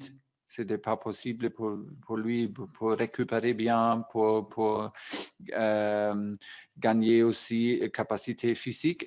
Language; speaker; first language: French; non-native, fluent; German